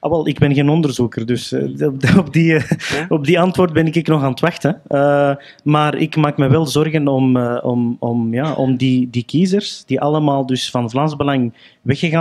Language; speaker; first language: Dutch; early bilingual, other home language; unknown